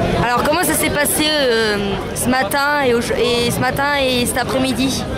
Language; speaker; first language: French; native; French